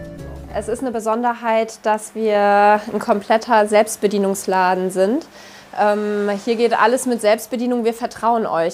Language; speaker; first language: German; native; German